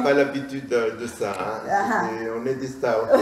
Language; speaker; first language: French; non-native, local second language; Arabic